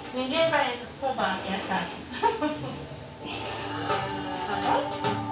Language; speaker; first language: Portuguese; non-native, learner; Japanese